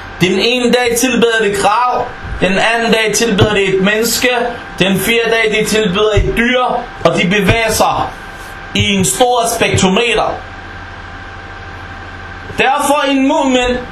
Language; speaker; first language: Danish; non-native, fluent; Arabic